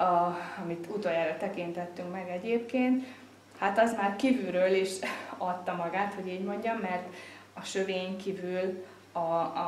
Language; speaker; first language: Hungarian; native; Hungarian